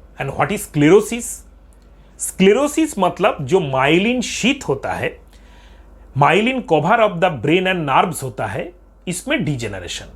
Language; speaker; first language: Hindi; non-native, local second language; Bangla